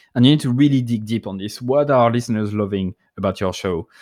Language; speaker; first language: English; non-native, fluent; French